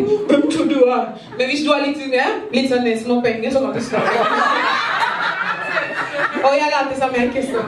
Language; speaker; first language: Norwegian; non-native, fluent; Lingala